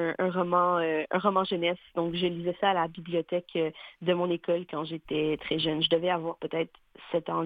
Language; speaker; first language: French; native; French